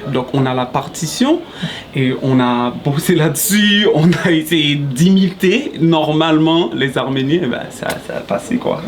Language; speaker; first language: French; non-native, local second language; Haitian Creole